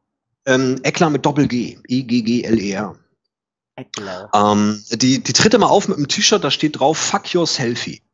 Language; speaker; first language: German; native; German